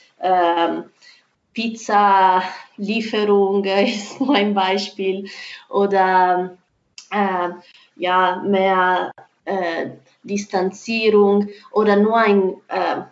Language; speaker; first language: German; non-native, fluent; Italian